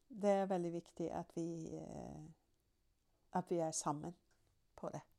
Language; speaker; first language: Norwegian; non-native, fluent; English